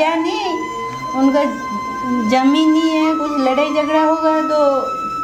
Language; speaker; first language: Hindi; early bilingual, other home language; Nepali